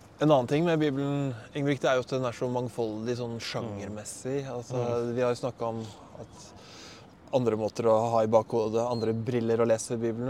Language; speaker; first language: Norwegian; native; Norwegian